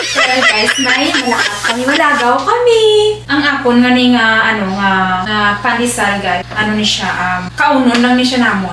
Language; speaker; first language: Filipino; non-native, local second language; Hiligaynon